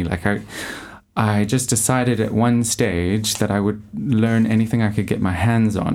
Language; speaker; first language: English; native; English